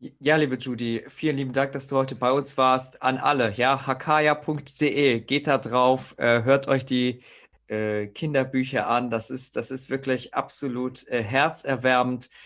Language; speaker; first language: German; native; German